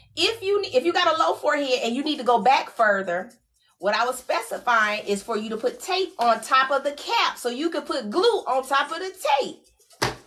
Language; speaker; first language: English; native; English